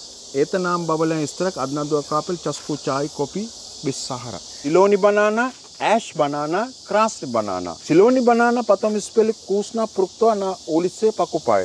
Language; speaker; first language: Russian; non-native, learner; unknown